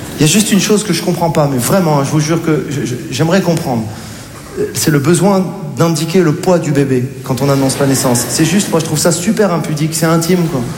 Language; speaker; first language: French; native; French